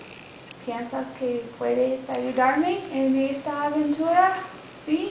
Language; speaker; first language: Spanish; non-native, learner; English